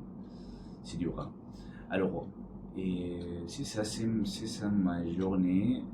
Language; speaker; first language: French; non-native, learner; Arabic